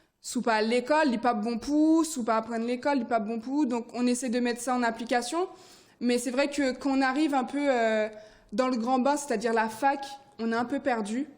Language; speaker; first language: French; early bilingual, other home language; Haitian Creole